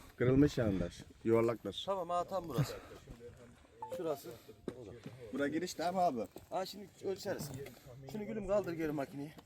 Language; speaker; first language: Turkish; native; Turkish